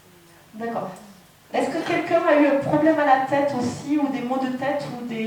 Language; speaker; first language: French; native; French